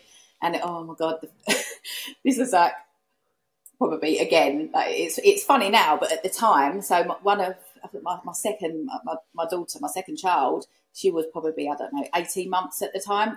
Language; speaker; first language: English; native; English